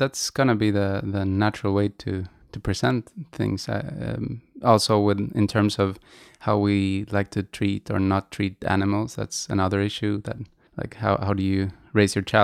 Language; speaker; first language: English; non-native, fluent; Swedish